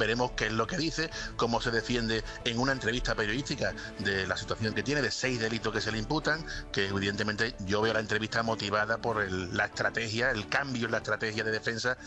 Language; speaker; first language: Spanish; native; Spanish